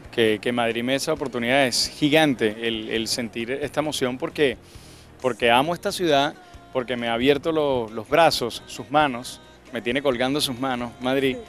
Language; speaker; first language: Spanish; native; Spanish